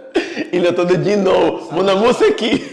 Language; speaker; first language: French; non-native, fluent; Portuguese